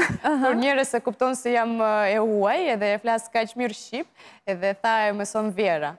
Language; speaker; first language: Albanian; non-native, learner; Russian